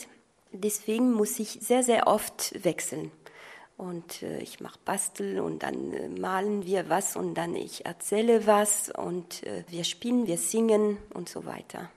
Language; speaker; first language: German; non-native, fluent; French